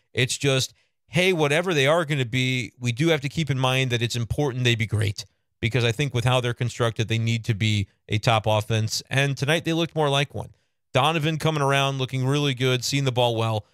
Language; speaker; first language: English; native; English